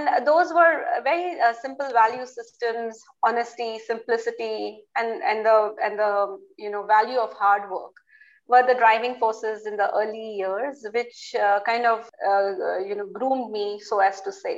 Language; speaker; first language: English; non-native, local second language; Hindi